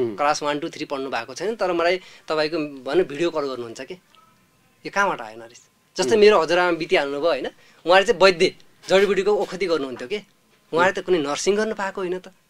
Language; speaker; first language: Nepali; native; Nepali